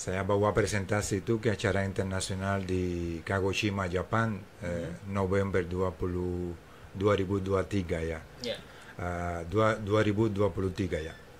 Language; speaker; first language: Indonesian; non-native, fluent; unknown